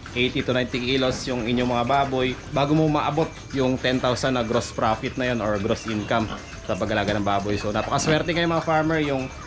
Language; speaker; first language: Filipino; non-native, local second language; Aklanon